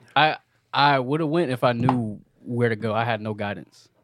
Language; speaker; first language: English; native; English